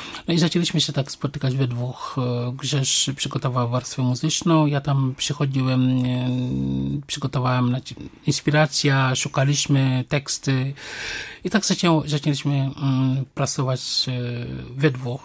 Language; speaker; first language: Polish; non-native, fluent; Wolof